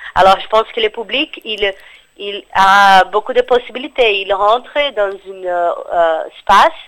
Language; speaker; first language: French; non-native, fluent; Portuguese